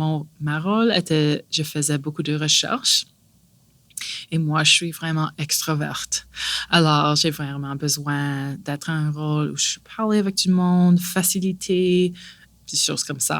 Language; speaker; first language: French; non-native, local second language; English